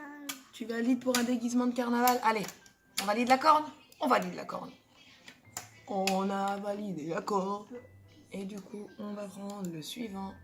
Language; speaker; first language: French; native; French